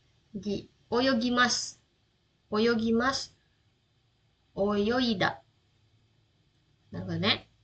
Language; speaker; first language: Japanese; non-native, learner; Indonesian